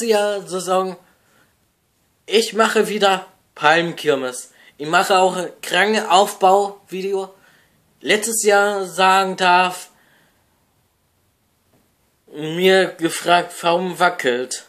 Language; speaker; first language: German; non-native, learner; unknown